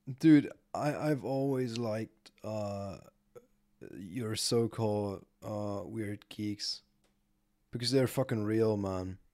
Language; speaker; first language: English; non-native, fluent; German